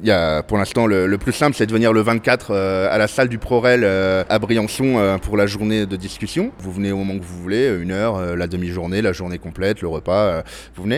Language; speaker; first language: French; native; French